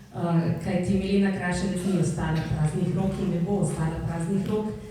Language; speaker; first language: Slovenian; native; Slovenian